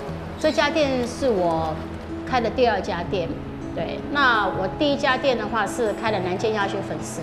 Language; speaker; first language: Chinese; native; Chinese